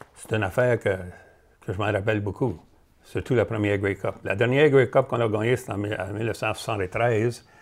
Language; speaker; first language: French; native; French